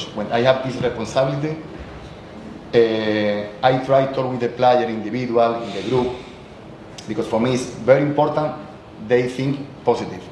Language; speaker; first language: English; non-native, learner; Spanish